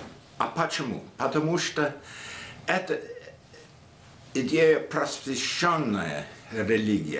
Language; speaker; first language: Russian; non-native, fluent; English